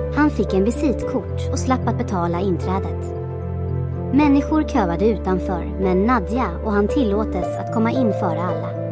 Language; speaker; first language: Swedish; non-native, fluent; Croatian